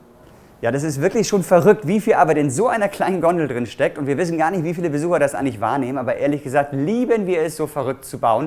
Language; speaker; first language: German; native; German